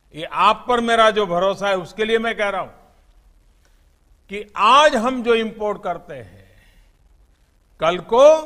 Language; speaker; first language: Hindi; non-native, local second language; Gujarati